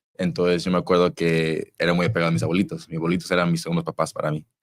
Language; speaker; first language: Spanish; early bilingual, heritage; Spanish